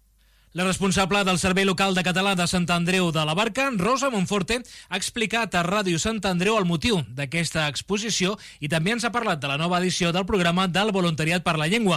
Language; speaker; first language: Catalan; native; Catalan